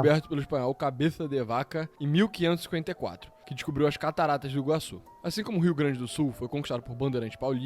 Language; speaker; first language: Portuguese; native; Portuguese